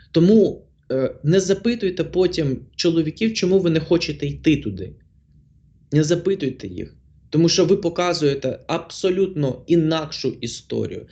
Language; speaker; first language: Ukrainian; non-native, local second language; Russian